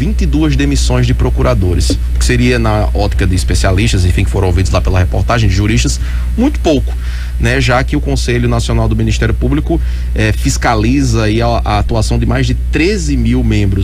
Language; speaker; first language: Portuguese; native; Portuguese